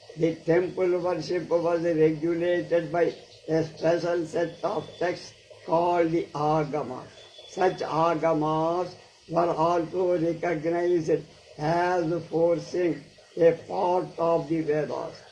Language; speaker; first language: English; non-native, local second language; Telugu